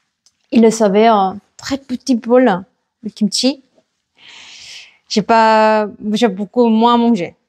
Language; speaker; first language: French; non-native, learner; Korean